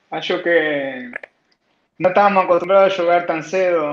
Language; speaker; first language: Portuguese; non-native, fluent; Spanish